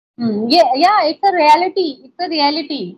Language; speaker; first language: English; non-native, local second language; Hindi